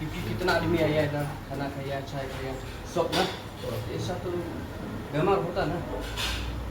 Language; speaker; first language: Hindi; non-native, local second language; Khasi